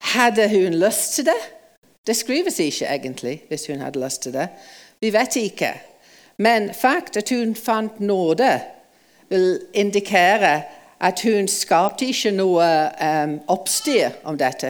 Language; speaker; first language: Norwegian; non-native, fluent; English